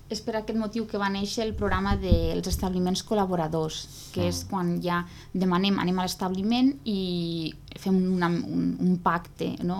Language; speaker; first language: Catalan; native; Catalan